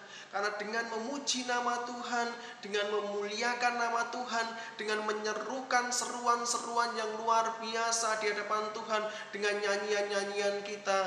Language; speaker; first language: Indonesian; native; Indonesian